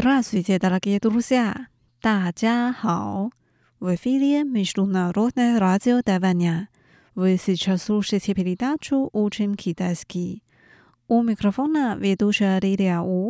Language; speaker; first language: Russian; non-native, fluent; Chinese